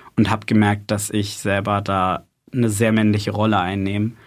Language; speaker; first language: German; native; German